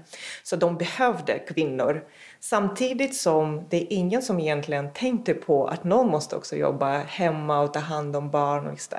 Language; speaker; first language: Swedish; non-native, fluent; Russian